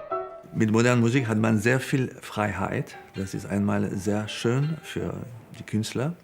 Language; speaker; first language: German; non-native, fluent; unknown